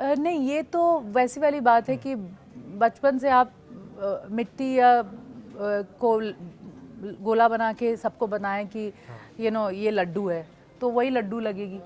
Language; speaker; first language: Hindi; non-native, local second language; Bhojpuri